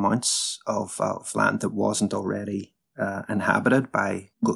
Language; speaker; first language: English; native; English